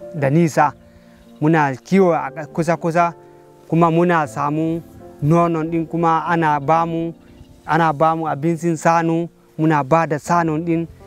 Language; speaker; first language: Hausa; non-native, local second language; Fula